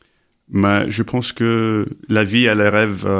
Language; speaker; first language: French; non-native, learner; English